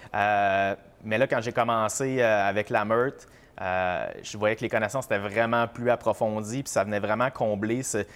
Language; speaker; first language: French; native; French